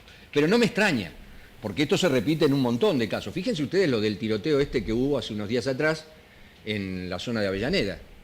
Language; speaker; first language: Spanish; native; Spanish